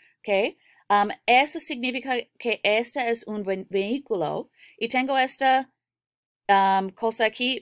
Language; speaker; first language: Spanish; non-native, learner; English